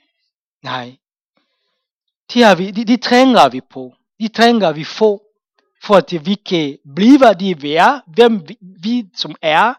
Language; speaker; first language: Danish; non-native, fluent; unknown